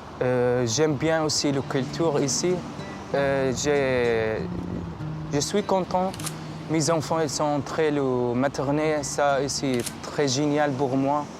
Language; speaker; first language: French; non-native, learner; Arabic